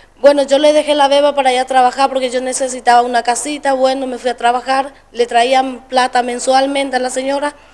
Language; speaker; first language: Spanish; non-native, local second language; Guarani